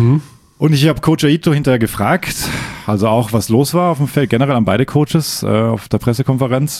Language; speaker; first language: German; native; German